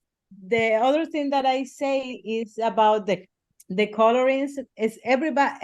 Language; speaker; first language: English; non-native, learner; Spanish